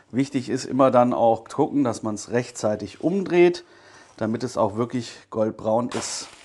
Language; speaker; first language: German; native; German